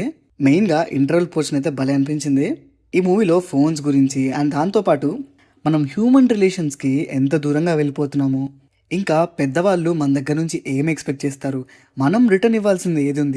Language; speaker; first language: Telugu; native; Telugu